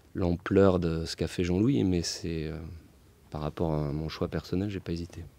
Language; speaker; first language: French; native; French